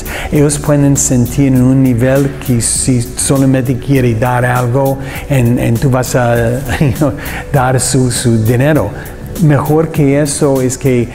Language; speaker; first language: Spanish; non-native, learner; English